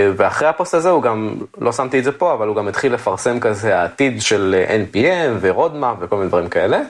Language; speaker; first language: Hebrew; native; Hebrew